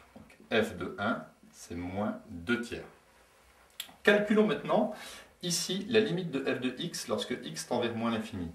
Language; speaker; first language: French; native; French